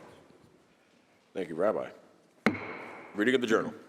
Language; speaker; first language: English; native; English